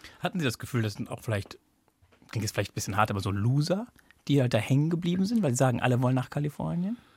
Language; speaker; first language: German; native; German